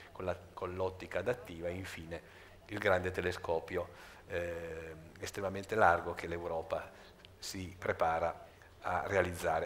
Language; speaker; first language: Italian; native; Italian